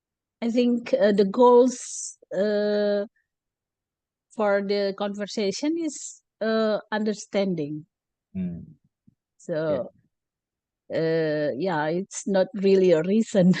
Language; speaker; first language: English; non-native, learner; Indonesian